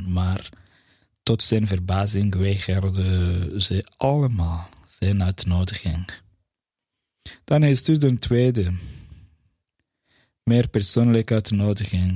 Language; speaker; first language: Dutch; non-native, fluent; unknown